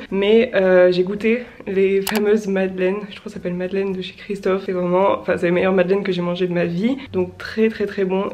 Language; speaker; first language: French; native; French